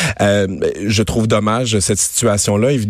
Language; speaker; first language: French; native; French